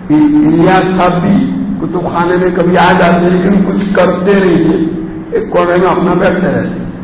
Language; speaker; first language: Urdu; non-native, local second language; Gujarati